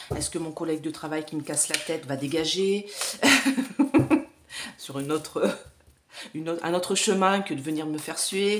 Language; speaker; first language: French; native; French